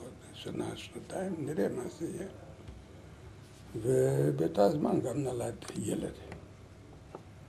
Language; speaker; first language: Hebrew; non-native, learner; Lithuanian